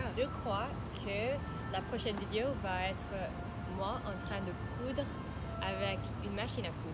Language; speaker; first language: French; non-native, fluent; English